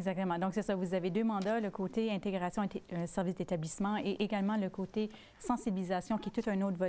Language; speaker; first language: French; native; French